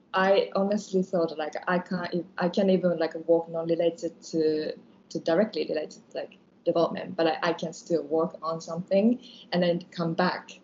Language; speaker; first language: English; non-native, fluent; Japanese